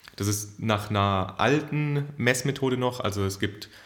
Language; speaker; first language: German; native; German